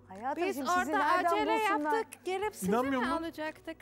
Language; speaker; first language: Turkish; non-native, learner; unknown